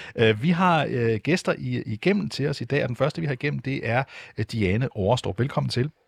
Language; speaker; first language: Danish; native; Danish